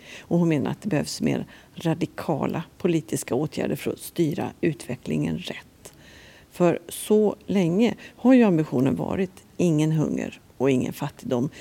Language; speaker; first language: Swedish; native; Swedish